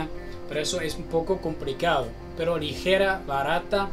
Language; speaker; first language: Spanish; non-native, learner; Chinese